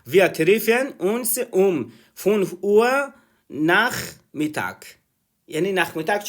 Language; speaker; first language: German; non-native, learner; Persian